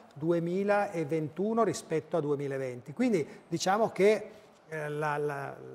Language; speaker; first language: Italian; native; Italian